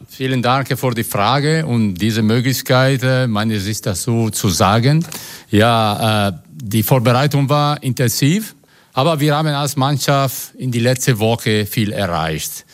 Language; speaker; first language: German; non-native, fluent; Italian